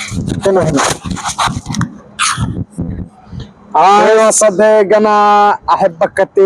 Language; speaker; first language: Arabic; non-native, learner; Bangla